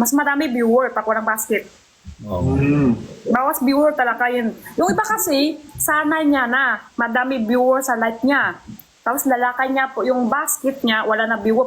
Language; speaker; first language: Filipino; non-native, learner; Chinese